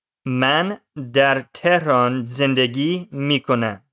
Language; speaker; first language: Persian; non-native, learner; English